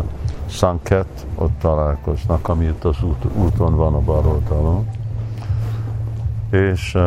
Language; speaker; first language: Hungarian; early bilingual, heritage; Hungarian